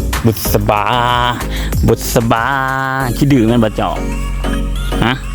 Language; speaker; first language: Thai; non-native, local second language; Northeastern Thai